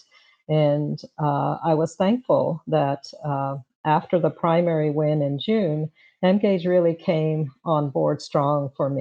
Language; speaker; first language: English; native; English